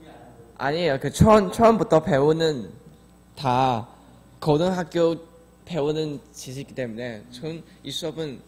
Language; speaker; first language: Korean; non-native, learner; Chinese